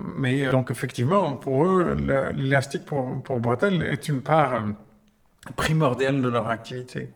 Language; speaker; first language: French; native; French